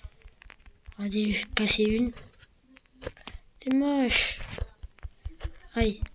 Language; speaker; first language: French; native; French